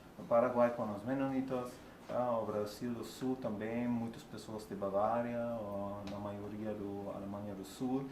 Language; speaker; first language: Portuguese; non-native, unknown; German